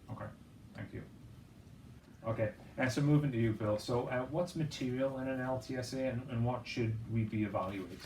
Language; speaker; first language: English; native; English